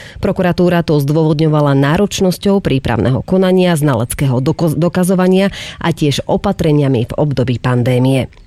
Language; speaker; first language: Slovak; native; Slovak